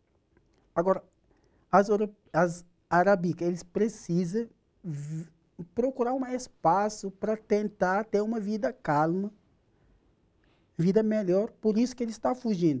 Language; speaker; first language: Portuguese; non-native, learner; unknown